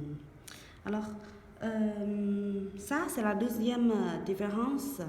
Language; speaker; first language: French; non-native, learner; Chinese